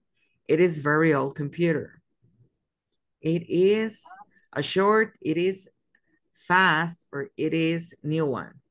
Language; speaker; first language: English; non-native, fluent; Spanish